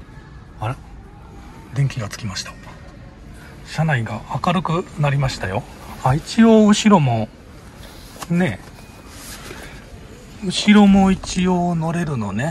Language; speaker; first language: Japanese; native; Japanese